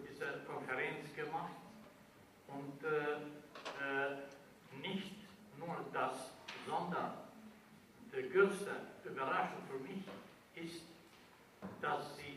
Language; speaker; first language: German; non-native, fluent; Albanian